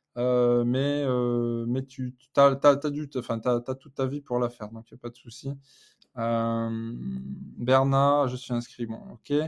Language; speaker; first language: French; native; French